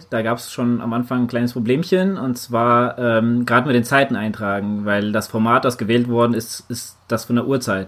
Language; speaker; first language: German; native; German